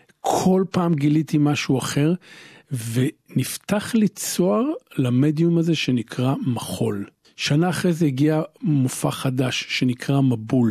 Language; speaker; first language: Hebrew; native; Hebrew